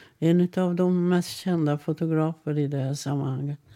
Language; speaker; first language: Swedish; non-native, fluent; Hungarian